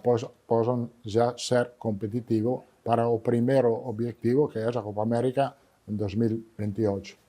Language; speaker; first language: Portuguese; non-native, fluent; Italian